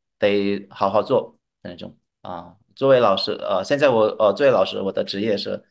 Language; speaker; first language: Chinese; non-native, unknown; Indonesian